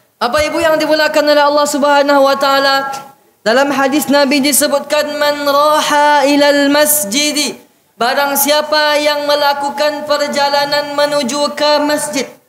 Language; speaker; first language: Malay; native; Malay